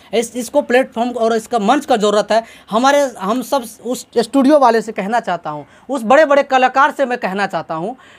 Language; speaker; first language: Hindi; native; Hindi